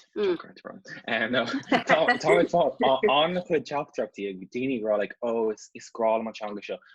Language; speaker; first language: Irish; non-native, local second language; English